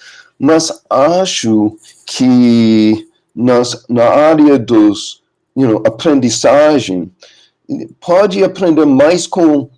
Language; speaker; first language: Portuguese; non-native, learner; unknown